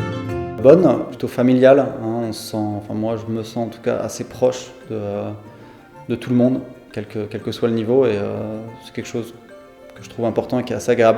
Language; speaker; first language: French; native; French